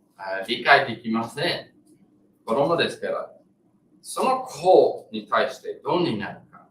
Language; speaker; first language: Japanese; non-native, learner; English